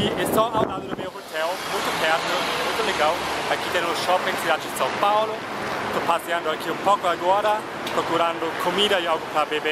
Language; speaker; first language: Portuguese; non-native, fluent; German